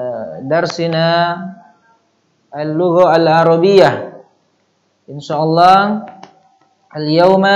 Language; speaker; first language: Arabic; non-native, fluent; Indonesian